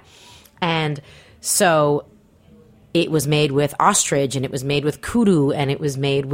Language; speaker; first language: English; native; English